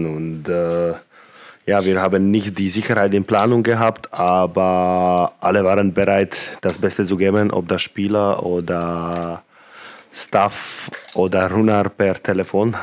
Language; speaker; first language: German; non-native, fluent; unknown